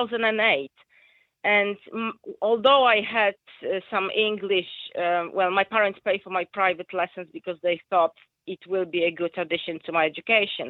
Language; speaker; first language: English; non-native, fluent; Polish